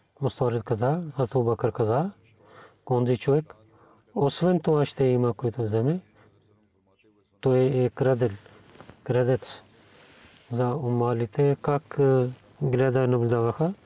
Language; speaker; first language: Bulgarian; non-native, learner; Urdu